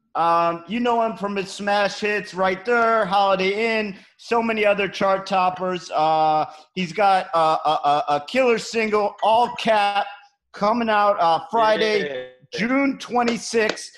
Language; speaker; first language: English; native; English